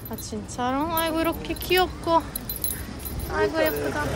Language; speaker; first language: Korean; non-native, learner; Hindi